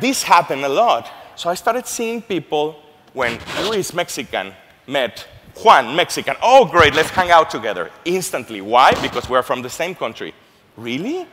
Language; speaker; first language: English; non-native, fluent; Spanish